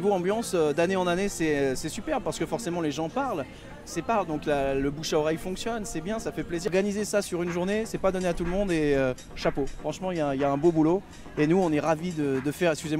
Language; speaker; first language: French; native; French